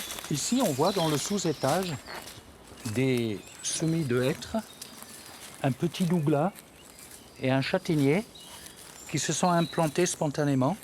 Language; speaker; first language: French; native; French